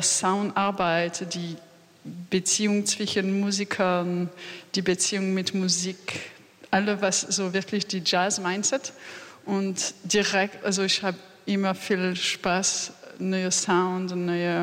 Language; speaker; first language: German; non-native, learner; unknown